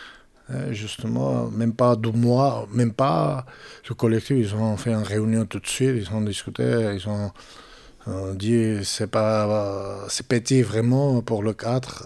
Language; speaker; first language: French; non-native, fluent; Georgian